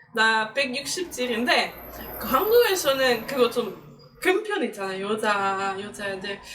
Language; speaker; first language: Korean; non-native, fluent; Dutch